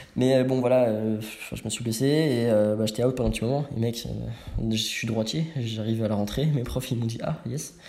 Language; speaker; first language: French; native; French